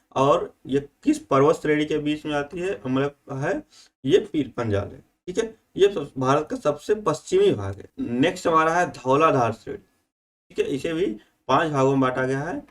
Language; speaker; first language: Hindi; native; Hindi